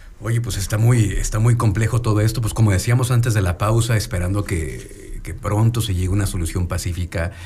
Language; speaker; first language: Spanish; native; Spanish